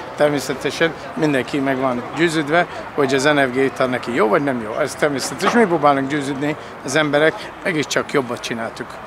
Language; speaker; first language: Hungarian; non-native, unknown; Arabic